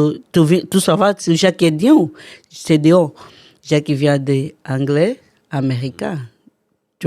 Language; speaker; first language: French; non-native, learner; Portuguese